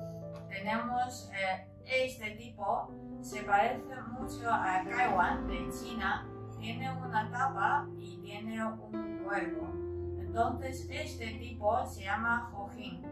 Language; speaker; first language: Spanish; non-native, learner; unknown